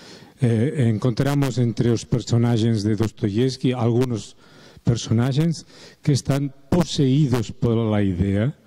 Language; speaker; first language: Portuguese; non-native, fluent; Spanish